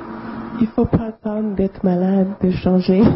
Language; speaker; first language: French; non-native, local second language; English